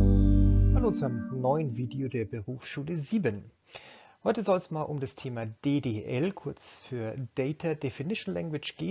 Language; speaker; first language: German; native; German